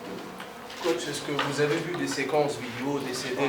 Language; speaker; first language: French; non-native, local second language; Arabic